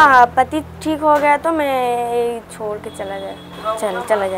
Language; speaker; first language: Hindi; non-native, local second language; Bangla